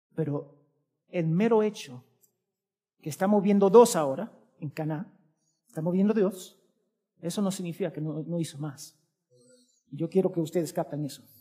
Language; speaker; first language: Spanish; early bilingual, heritage; Spanish